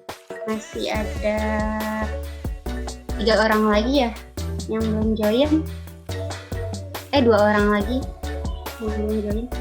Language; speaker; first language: Indonesian; native; Indonesian